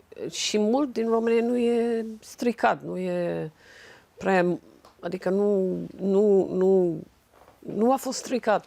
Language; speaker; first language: Romanian; non-native, fluent; English